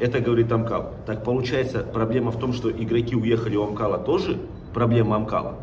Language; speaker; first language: Russian; native; Russian